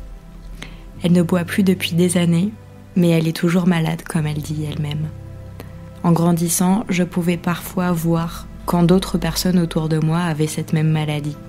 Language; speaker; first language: French; native; French